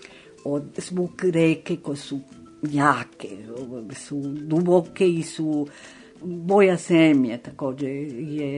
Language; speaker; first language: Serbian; non-native, fluent; Spanish